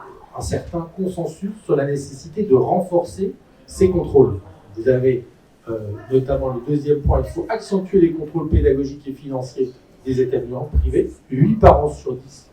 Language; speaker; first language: French; native; French